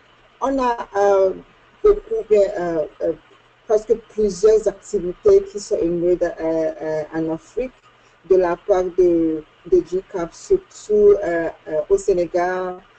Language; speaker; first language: French; non-native, fluent; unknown